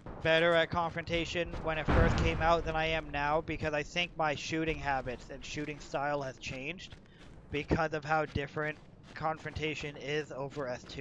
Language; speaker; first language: English; native; English